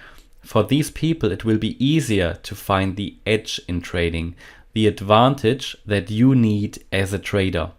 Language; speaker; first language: English; non-native, fluent; German